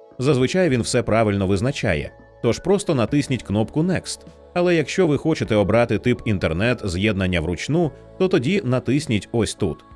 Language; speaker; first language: Ukrainian; native; Ukrainian